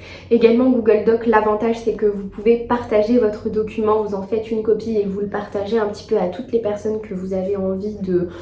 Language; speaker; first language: French; native; French